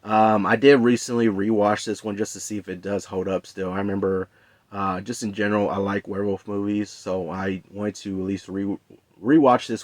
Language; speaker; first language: English; native; English